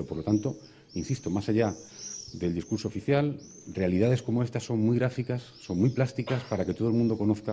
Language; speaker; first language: Spanish; native; Spanish